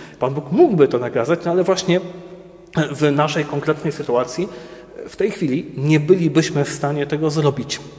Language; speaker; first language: Polish; native; Polish